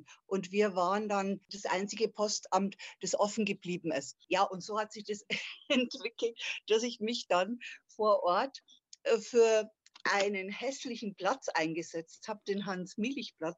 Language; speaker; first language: German; native; German